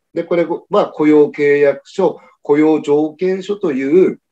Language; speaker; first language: Japanese; native; Japanese